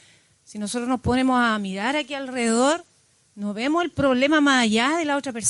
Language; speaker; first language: Spanish; native; Spanish